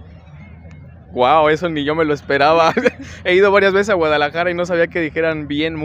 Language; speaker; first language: Spanish; native; Spanish